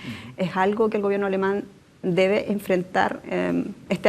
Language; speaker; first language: Spanish; native; Spanish